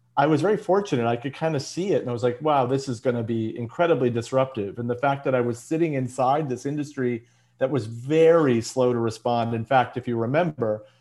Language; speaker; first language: English; native; English